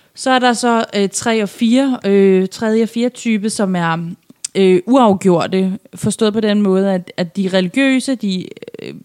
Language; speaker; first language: Danish; non-native, fluent; Persian